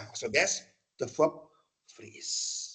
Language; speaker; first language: English; non-native, fluent; Indonesian